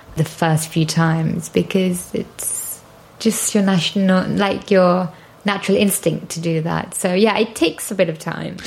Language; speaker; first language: English; native; English